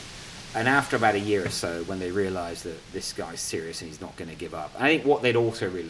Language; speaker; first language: English; non-native, local second language; Punjabi